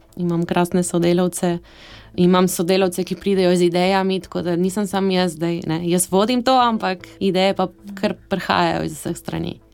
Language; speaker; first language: Slovenian; early bilingual, heritage; Slovenian